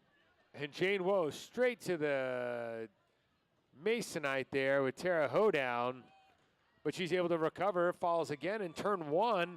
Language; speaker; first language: English; native; English